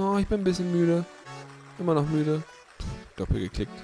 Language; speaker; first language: German; native; German